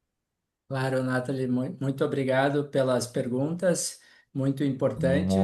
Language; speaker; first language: Portuguese; non-native, fluent; Spanish